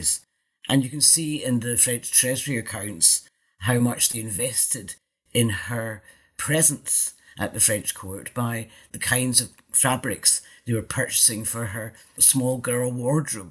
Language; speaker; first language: English; native; English